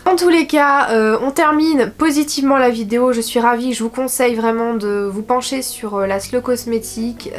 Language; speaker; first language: French; native; French